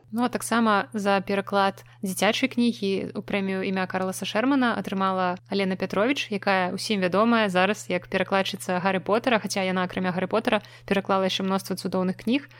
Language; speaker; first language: Belarusian; non-native, local second language; Russian